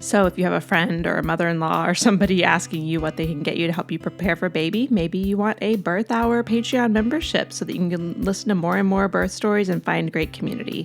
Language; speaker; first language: English; native; English